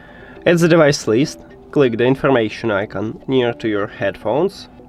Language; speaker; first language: English; non-native, fluent; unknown